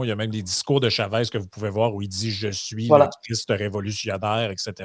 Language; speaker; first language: French; native; French